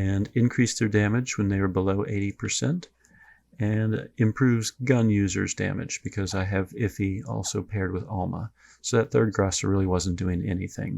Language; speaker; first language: English; native; English